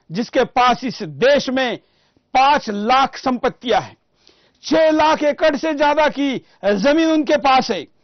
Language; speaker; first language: Hindi; non-native, local second language; Marathi